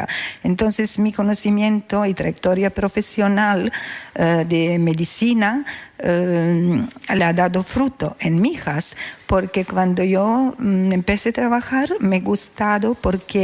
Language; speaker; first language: Spanish; non-native, learner; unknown